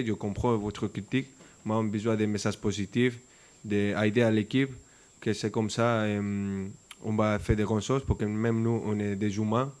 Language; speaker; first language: French; non-native, fluent; Spanish